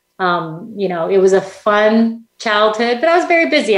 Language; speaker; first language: English; native; English